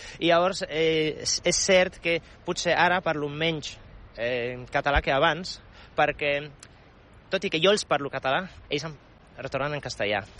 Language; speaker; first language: Catalan; non-native, fluent; Polish